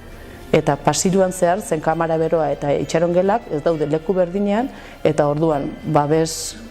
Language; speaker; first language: Basque; native; Basque